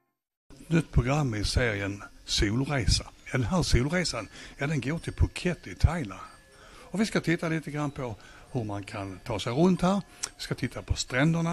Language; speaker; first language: Swedish; native; Swedish